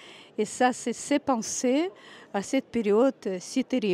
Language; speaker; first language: French; non-native, fluent; Russian